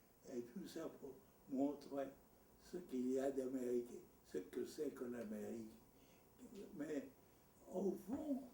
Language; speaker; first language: French; non-native, fluent; English